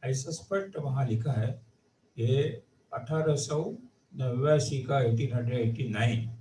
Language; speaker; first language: Hindi; non-native, local second language; Marathi